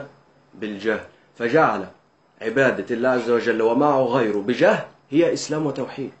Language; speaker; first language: Arabic; native; Arabic